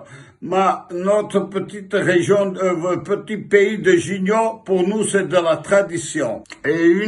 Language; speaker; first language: French; non-native, local second language; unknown